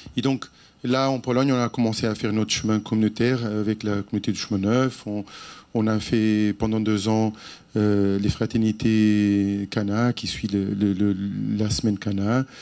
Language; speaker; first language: French; non-native, fluent; Portuguese